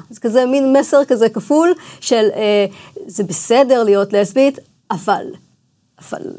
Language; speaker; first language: Hebrew; early bilingual, other home language; English